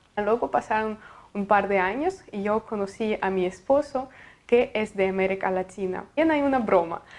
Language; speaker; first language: Spanish; non-native, fluent; Russian